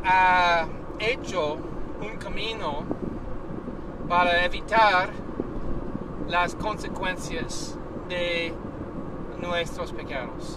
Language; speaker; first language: Spanish; non-native, learner; English